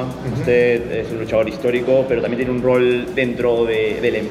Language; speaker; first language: Spanish; native; Spanish